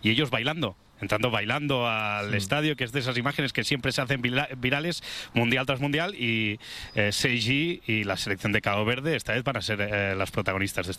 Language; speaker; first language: Spanish; native; Spanish